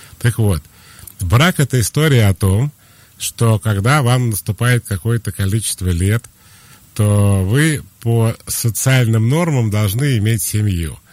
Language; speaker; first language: Russian; native; Russian